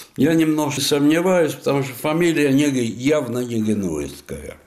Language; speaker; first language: Russian; non-native, fluent; Italian